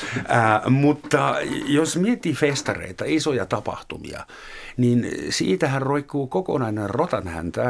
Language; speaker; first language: Finnish; non-native, fluent; German